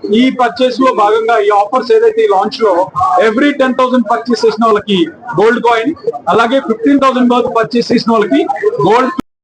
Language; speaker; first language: Telugu; native; Telugu